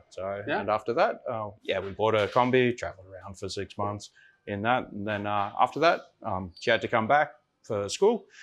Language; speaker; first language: English; native; English